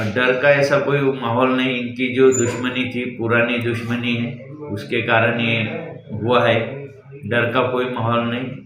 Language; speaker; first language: Hindi; non-native, local second language; Marathi